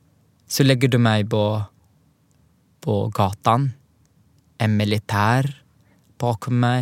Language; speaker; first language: Swedish; non-native, fluent; Arabic